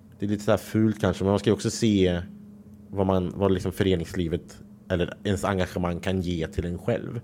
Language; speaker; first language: Swedish; native; Swedish